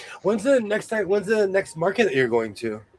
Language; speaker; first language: English; native; English